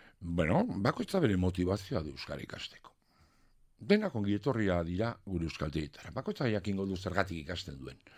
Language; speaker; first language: Basque; non-native, local second language; French